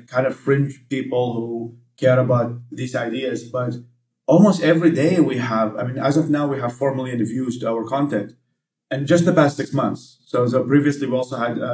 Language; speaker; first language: English; non-native, fluent; Arabic